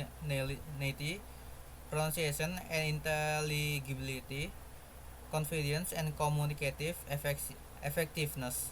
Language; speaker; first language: English; non-native, learner; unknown